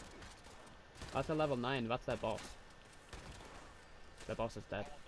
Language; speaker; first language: English; native; English